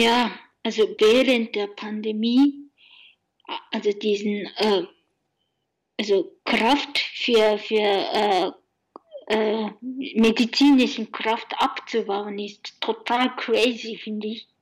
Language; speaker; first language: German; non-native, learner; Japanese